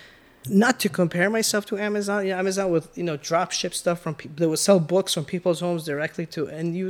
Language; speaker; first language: English; early bilingual, other home language; Persian